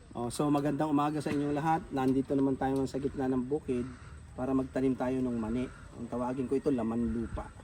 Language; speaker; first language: Filipino; native; Filipino